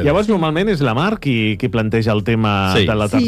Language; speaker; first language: Catalan; native; Catalan